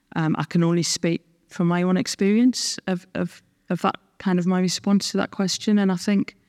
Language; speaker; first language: English; native; English